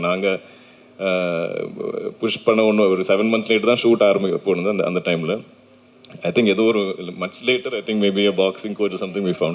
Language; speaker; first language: Tamil; non-native, local second language; Malayalam